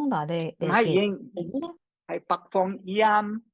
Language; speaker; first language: Cantonese; non-native, fluent; English